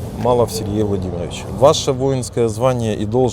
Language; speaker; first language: Russian; native; Russian